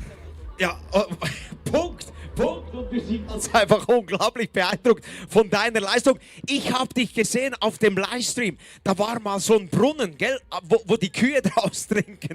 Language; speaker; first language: German; native; German